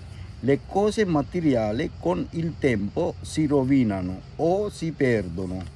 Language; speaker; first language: Italian; non-native, fluent; Sinhala